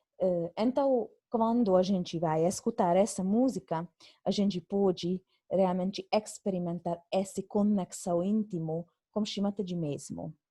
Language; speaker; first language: Portuguese; non-native, fluent; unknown